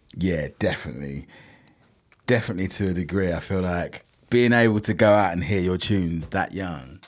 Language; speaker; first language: English; native; English